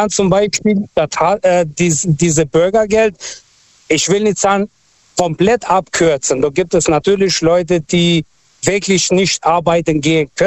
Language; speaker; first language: German; non-native, fluent; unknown